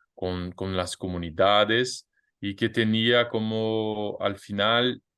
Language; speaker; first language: Spanish; non-native, fluent; Portuguese